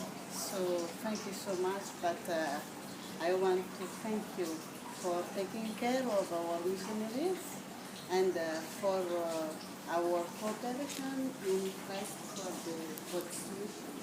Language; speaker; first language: English; non-native, fluent; Malagasy